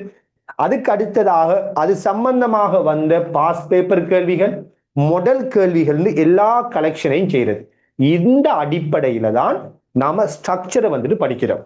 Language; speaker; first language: Tamil; native; Tamil